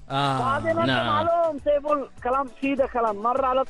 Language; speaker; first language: Arabic; non-native, learner; Bangla